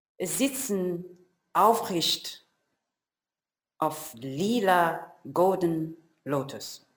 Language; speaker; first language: German; non-native, learner; Chinese